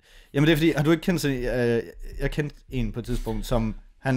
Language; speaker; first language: Danish; native; Danish